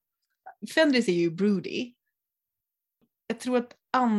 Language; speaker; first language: Swedish; native; Swedish